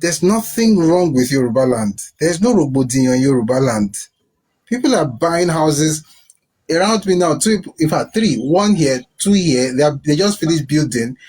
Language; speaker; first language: English; non-native, local second language; Yoruba